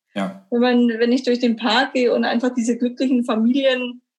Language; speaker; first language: German; native; German